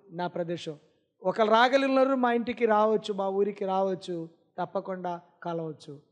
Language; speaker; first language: Telugu; non-native, local second language; Lambadi